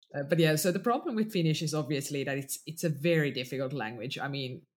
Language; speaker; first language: English; non-native, fluent; Finnish